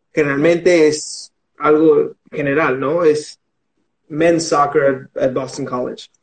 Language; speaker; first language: Spanish; early bilingual, heritage; Spanish